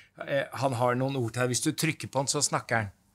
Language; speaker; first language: Norwegian; native; Norwegian